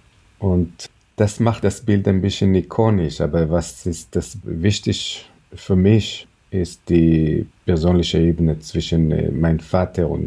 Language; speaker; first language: German; non-native, fluent; Hebrew